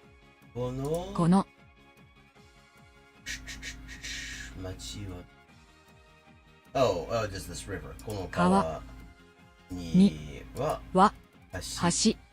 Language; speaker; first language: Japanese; non-native, fluent; English